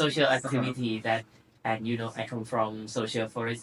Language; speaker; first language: English; non-native, learner; Thai